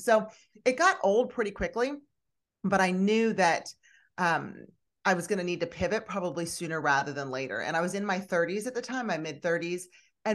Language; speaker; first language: English; native; English